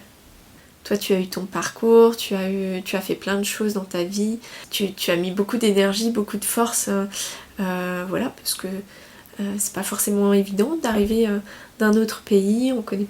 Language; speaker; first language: French; native; French